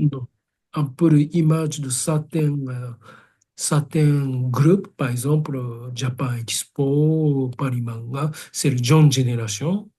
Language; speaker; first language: French; non-native, fluent; Japanese